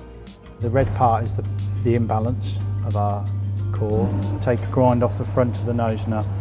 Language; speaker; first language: English; native; English